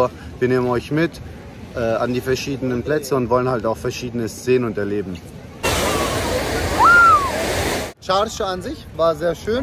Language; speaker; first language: German; early bilingual, other home language; Turkish